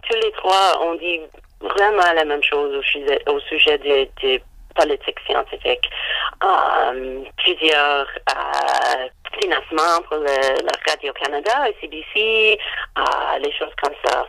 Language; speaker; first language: French; non-native, learner; English